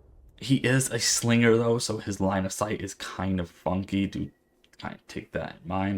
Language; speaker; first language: English; native; English